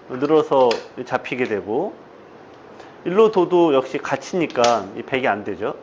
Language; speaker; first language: Korean; native; Korean